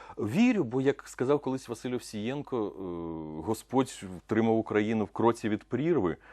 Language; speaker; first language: Ukrainian; non-native, local second language; Russian